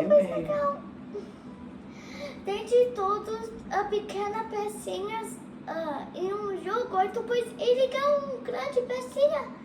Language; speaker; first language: Portuguese; early bilingual, heritage; Portuguese